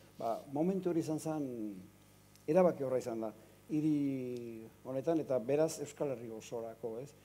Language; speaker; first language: Basque; native; Basque